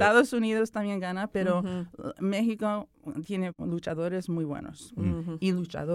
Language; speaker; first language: Spanish; early bilingual, heritage; Spanish